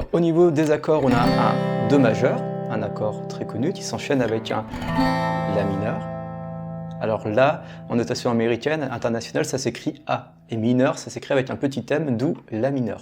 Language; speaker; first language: French; native; French